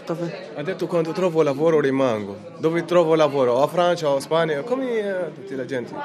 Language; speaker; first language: Italian; non-native, learner; Arabic